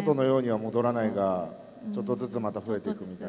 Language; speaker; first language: Japanese; native; Japanese